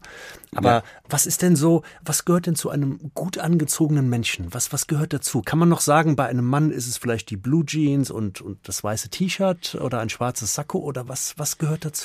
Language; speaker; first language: German; native; German